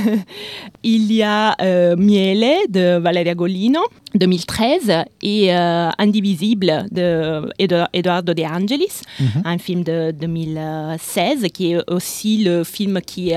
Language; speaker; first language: French; non-native, fluent; Italian